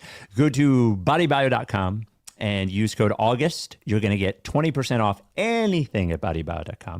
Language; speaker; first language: English; native; English